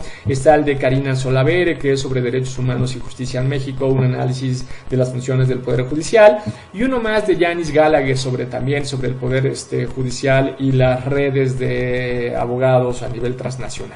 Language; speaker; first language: Spanish; native; Spanish